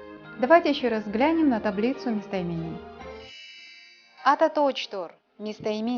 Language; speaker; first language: Russian; non-native, local second language; Kyrgyz